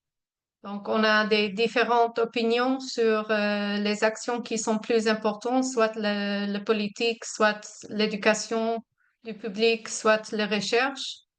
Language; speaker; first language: French; non-native, fluent; English